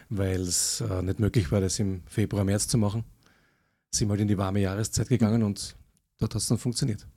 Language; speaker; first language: German; native; German